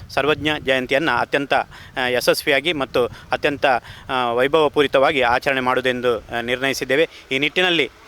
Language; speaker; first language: Kannada; native; Kannada